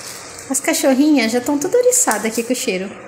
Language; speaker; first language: Portuguese; native; Portuguese